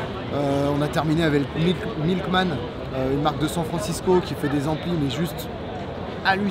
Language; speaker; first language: French; native; French